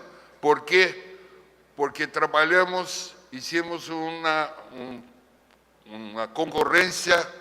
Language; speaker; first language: Spanish; non-native, fluent; Portuguese